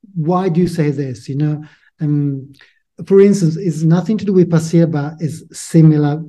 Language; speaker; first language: English; non-native, fluent; Italian